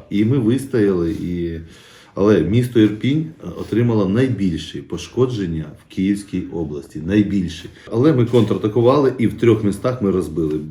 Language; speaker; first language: Ukrainian; native; Ukrainian